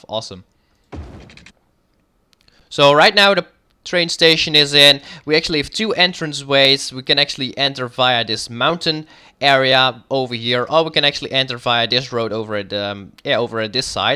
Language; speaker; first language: English; non-native, fluent; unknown